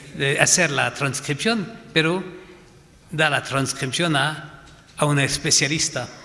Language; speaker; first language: Spanish; non-native, fluent; French